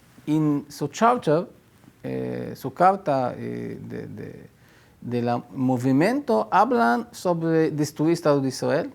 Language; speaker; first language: Spanish; non-native, fluent; Hebrew